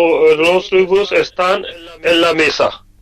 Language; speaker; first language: Spanish; non-native, learner; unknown